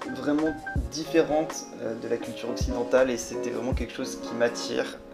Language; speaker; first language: French; native; French